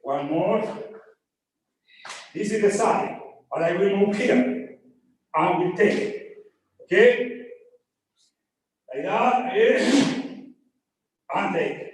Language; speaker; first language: English; non-native, learner; Spanish